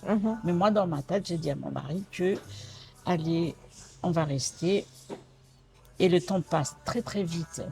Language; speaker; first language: French; non-native, local second language; Malagasy